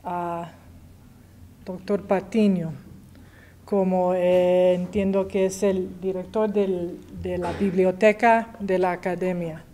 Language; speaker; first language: Spanish; early bilingual, heritage; English